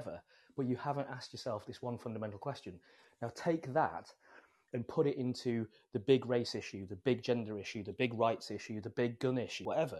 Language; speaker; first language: English; native; English